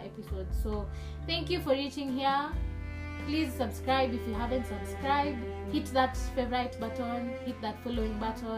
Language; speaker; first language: English; non-native, local second language; Swahili